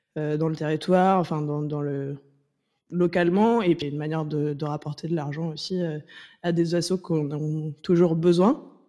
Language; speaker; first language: French; native; French